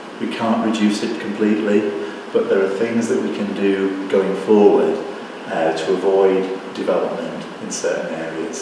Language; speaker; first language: English; native; English